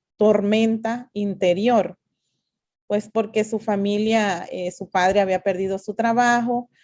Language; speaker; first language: Spanish; native; Spanish